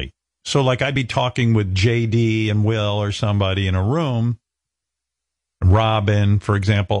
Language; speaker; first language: English; native; English